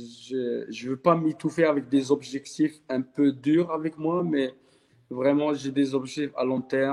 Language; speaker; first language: French; non-native, local second language; Arabic